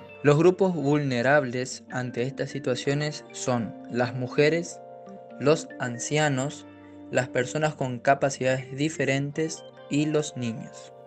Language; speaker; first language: Spanish; native; Spanish